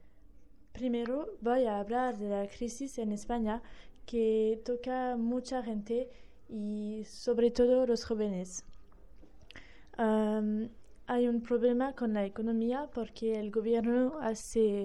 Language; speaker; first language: Spanish; non-native, learner; French